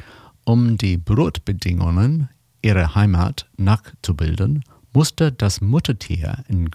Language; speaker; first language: German; non-native, learner; English